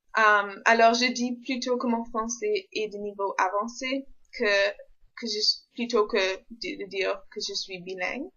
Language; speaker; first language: French; non-native, local second language; English